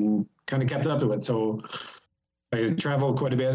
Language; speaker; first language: English; native; English